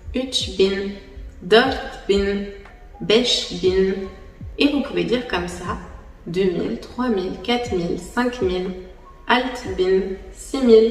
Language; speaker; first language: French; native; French